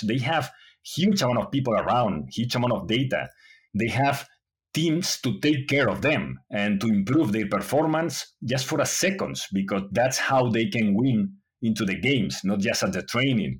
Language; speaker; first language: English; non-native, fluent; Spanish